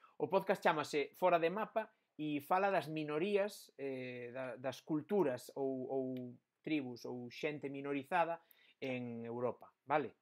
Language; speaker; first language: Galician; non-native, local second language; Spanish